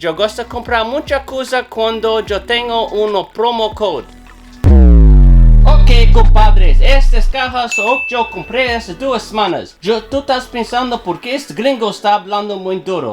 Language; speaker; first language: Spanish; non-native, learner; English